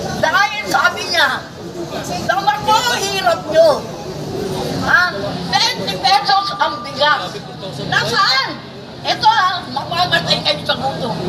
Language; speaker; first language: Filipino; non-native, local second language; Iloko